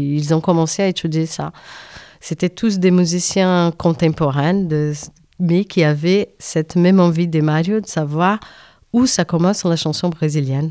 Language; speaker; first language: French; non-native, fluent; Portuguese